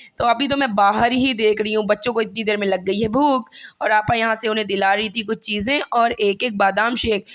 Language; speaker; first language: Hindi; native; Hindi